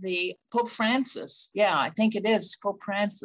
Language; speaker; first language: English; native; English